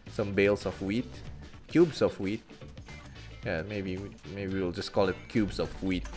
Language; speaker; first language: English; non-native, local second language; Filipino